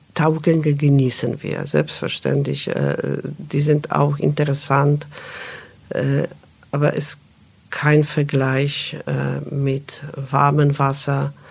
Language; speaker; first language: German; non-native, fluent; Polish